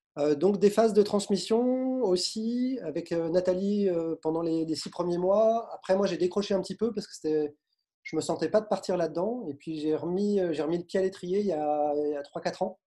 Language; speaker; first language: French; native; French